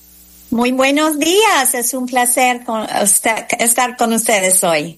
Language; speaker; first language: Spanish; non-native, fluent; English